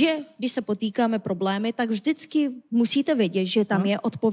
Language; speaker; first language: Czech; non-native, fluent; Korean